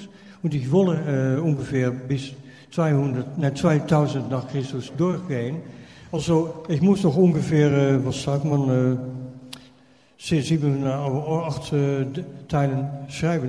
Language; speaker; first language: German; non-native, fluent; Dutch